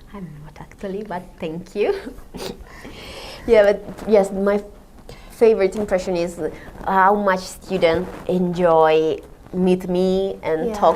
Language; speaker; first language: English; non-native, fluent; Italian